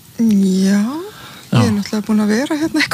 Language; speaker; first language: Icelandic; native; Icelandic